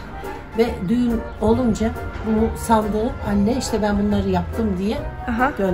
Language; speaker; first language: Turkish; native; Turkish